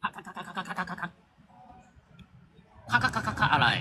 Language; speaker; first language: Thai; non-native, learner; Korean